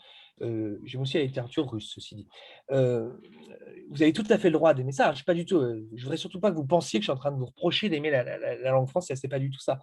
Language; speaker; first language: French; native; French